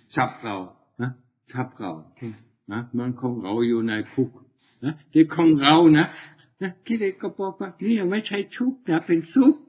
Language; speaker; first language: Thai; non-native, fluent; German